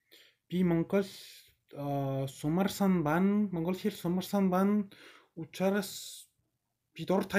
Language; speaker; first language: Mongolian; non-native, learner; English